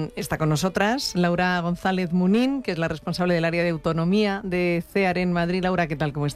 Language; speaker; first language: Spanish; native; Spanish